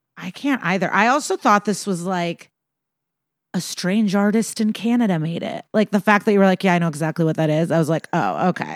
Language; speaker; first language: English; early bilingual, other home language; Russian